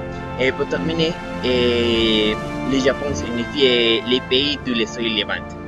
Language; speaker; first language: French; non-native, learner; Spanish